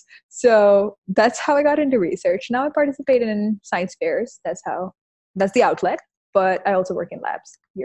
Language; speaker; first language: English; non-native, local second language; Hindi